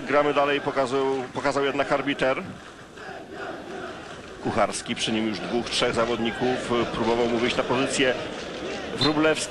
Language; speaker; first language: Polish; native; Polish